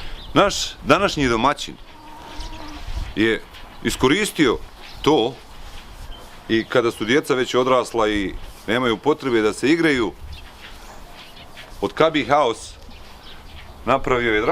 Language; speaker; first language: Bosnian; native; Bosnian